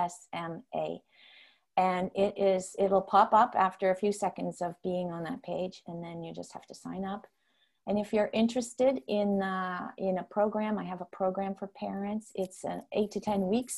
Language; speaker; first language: English; non-native, fluent; Dutch